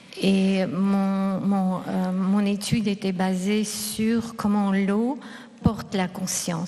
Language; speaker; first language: French; non-native, fluent; Russian